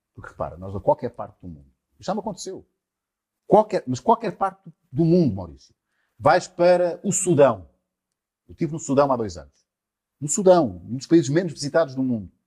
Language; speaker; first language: Portuguese; native; Portuguese